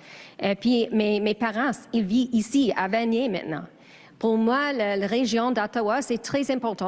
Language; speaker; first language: French; non-native, learner; English